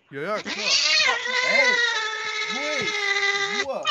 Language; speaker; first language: German; native; German